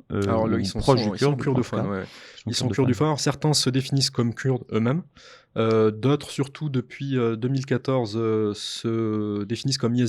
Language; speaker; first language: French; native; French